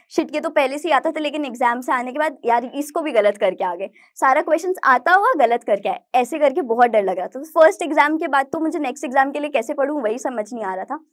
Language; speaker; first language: Hindi; native; Hindi